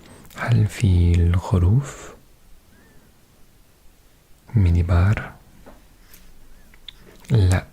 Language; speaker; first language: Arabic; non-native, learner; English